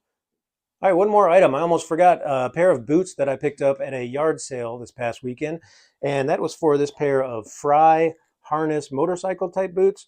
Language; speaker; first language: English; native; English